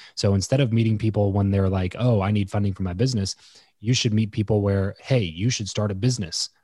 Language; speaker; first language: English; native; English